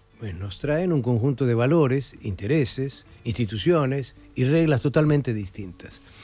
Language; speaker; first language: Spanish; native; Spanish